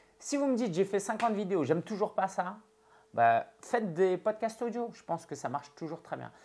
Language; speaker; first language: French; early bilingual, other home language; Chinese